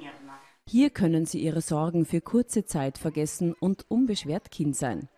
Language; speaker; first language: German; native; German